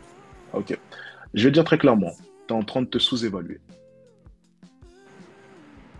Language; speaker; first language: French; native; French